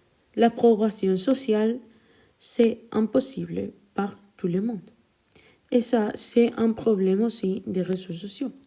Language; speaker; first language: French; non-native, learner; Spanish